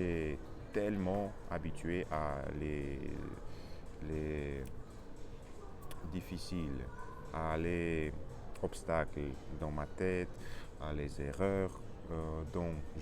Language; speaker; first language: French; non-native, learner; Russian